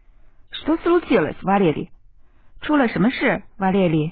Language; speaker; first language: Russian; non-native, fluent; Chinese